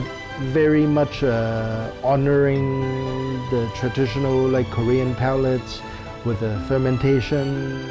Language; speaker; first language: English; non-native, local second language; Cantonese